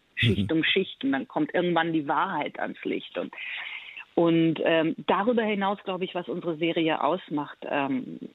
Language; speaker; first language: German; early bilingual, other home language; Persian